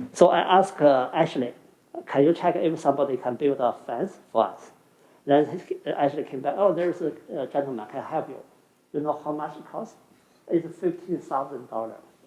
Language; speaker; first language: English; non-native, fluent; Chinese